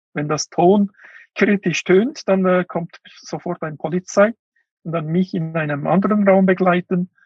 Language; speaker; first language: German; non-native, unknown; Uyghur